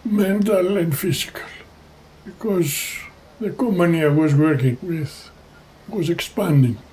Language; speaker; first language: English; non-native, fluent; Greek